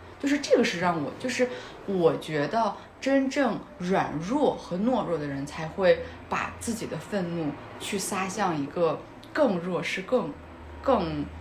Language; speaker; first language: Chinese; non-native, local second language; Kazakh